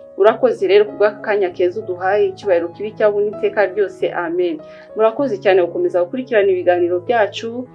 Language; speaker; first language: Kinyarwanda; early bilingual, heritage; Kinyarwanda